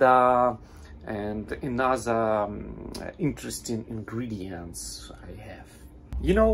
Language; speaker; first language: English; non-native, learner; Russian